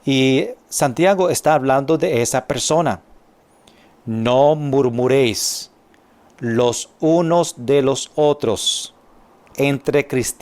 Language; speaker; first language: Spanish; non-native, fluent; English